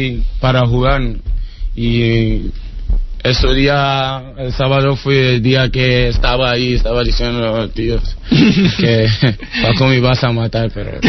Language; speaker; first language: Spanish; non-native, learner; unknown